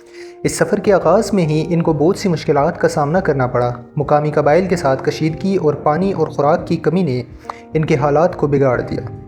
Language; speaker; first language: Urdu; native; Urdu